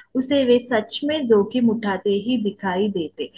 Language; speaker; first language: Hindi; non-native, local second language; Telugu